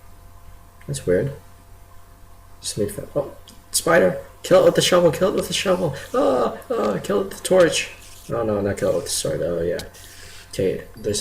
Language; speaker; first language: English; native; English